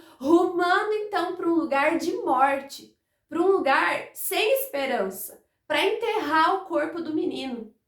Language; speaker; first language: Portuguese; native; Portuguese